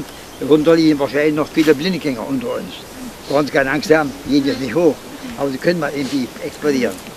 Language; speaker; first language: German; native; German